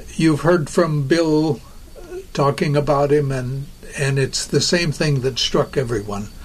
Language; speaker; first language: English; native; English